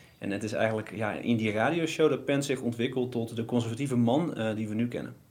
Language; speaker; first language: Dutch; native; Dutch